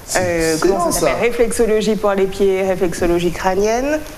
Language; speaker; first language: French; native; French